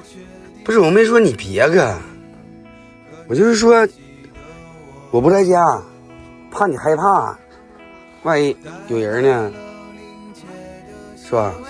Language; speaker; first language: Chinese; native; Chinese